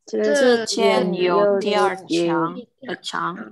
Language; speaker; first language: Chinese; non-native, learner; Indonesian